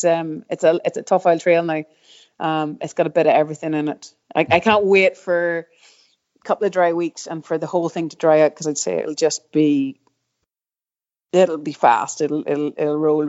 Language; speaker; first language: English; native; English